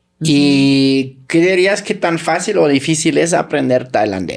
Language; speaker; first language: Spanish; native; Spanish